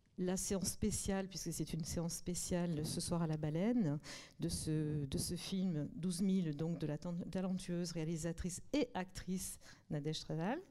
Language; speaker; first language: French; native; French